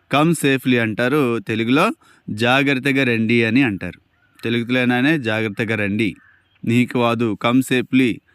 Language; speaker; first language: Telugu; non-native, local second language; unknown